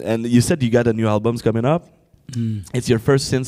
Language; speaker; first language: English; non-native, fluent; French